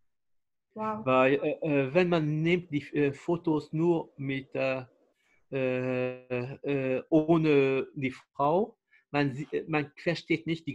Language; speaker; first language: German; non-native, fluent; French